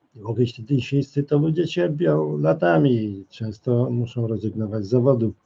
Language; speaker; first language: Polish; native; Polish